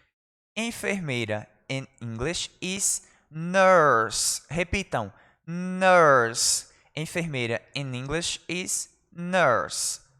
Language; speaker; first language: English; non-native, fluent; Portuguese